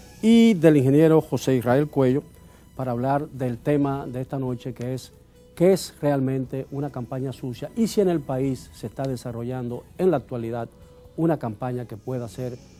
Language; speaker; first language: Spanish; native; Spanish